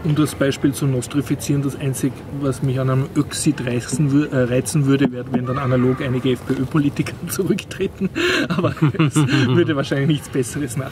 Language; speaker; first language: German; native; German